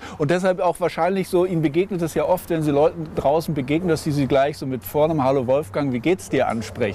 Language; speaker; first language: German; native; German